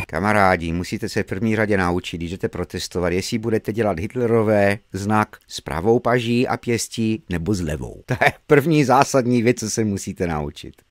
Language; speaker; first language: Czech; non-native, fluent; English